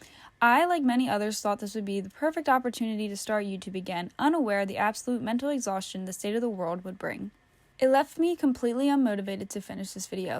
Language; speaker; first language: English; native; English